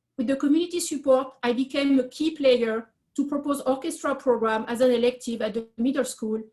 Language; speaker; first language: English; non-native, fluent; French